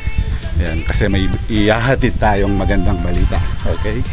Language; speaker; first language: Filipino; non-native, local second language; Pampanga